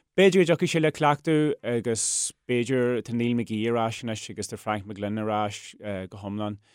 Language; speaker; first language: Irish; non-native, local second language; English